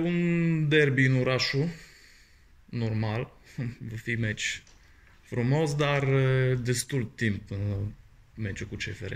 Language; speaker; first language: Romanian; non-native, fluent; Bulgarian